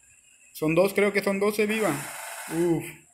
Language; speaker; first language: Spanish; native; Spanish